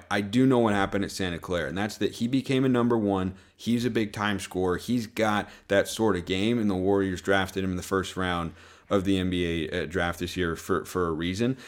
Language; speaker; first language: English; native; English